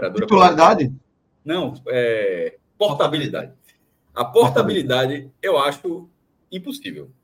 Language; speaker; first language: Portuguese; native; Portuguese